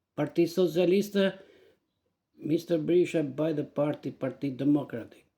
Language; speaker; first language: English; non-native, learner; Albanian